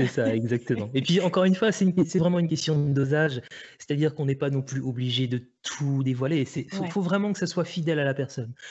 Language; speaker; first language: French; native; French